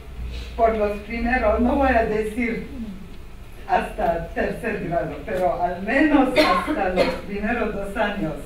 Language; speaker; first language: Spanish; non-native, fluent; Armenian